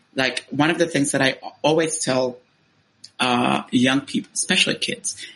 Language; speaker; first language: English; non-native, fluent; Spanish